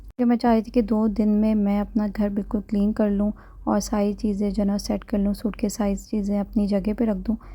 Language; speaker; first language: Urdu; native; Urdu